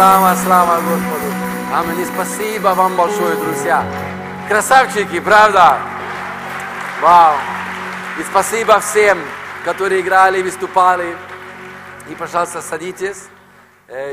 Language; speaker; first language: Russian; non-native, fluent; Norwegian